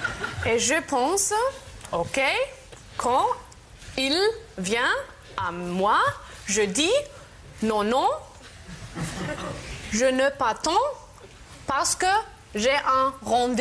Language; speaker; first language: French; non-native, learner; German